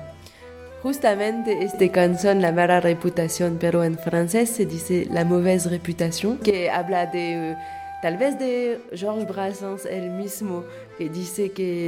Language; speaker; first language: Spanish; non-native, fluent; French